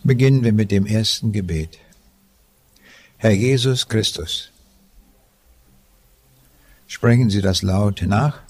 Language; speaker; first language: German; native; German